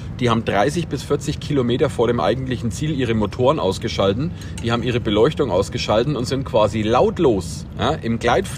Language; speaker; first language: German; native; German